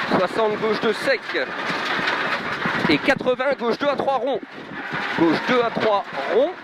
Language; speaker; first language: French; native; French